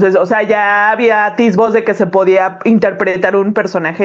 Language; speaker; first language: Spanish; native; Spanish